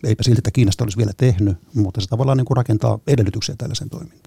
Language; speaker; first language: Finnish; native; Finnish